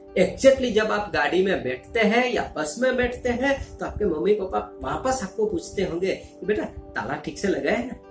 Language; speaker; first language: Hindi; non-native, local second language; Gujarati